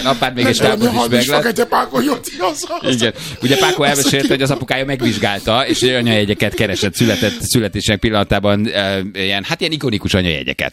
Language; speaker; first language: Hungarian; native; Hungarian